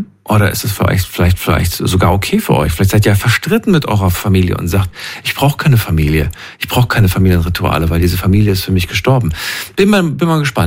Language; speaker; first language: German; native; German